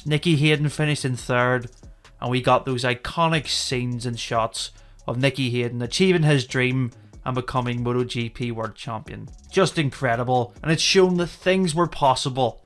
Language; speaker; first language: English; native; English